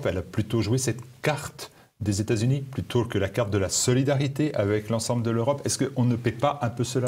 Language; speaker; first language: French; native; French